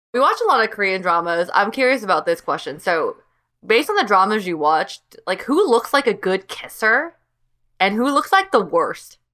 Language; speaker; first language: English; native; English